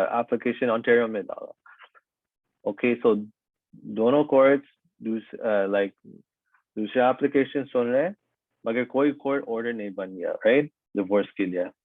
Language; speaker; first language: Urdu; early bilingual, heritage; Urdu